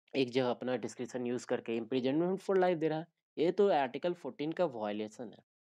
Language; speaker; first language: Hindi; native; Hindi